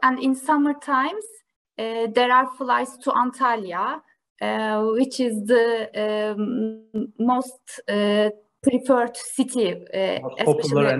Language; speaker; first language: English; non-native, learner; Turkish